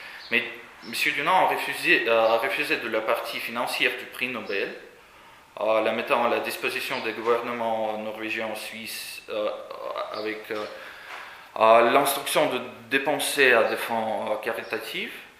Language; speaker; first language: French; non-native, fluent; Russian